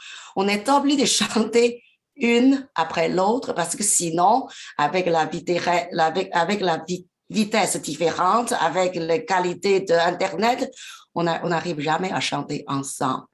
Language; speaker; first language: French; non-native, fluent; Chinese